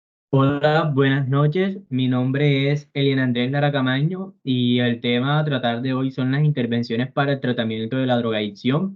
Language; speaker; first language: Spanish; native; Spanish